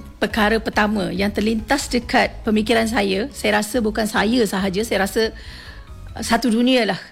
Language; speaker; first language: Malay; non-native, local second language; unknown